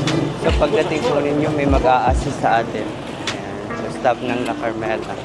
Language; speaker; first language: Filipino; native; Filipino